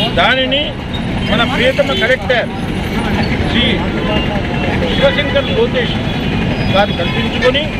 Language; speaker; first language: Telugu; native; Telugu